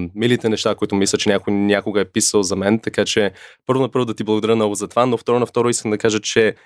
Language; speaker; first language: Bulgarian; early bilingual, other home language; English